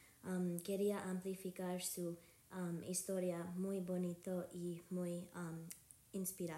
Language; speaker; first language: Spanish; non-native, learner; English